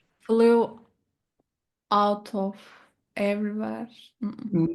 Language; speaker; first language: English; non-native, learner; Turkish